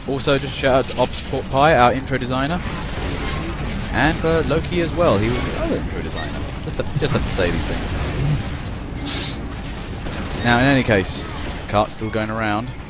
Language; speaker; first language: English; native; English